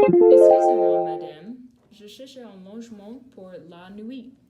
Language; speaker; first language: French; non-native, learner; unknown